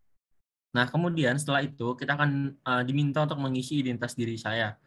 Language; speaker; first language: Indonesian; native; Indonesian